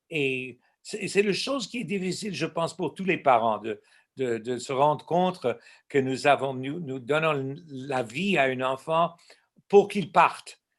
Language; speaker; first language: French; non-native, local second language; English